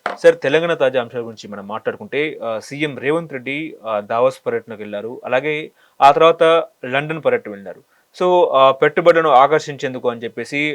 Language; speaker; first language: Telugu; native; Telugu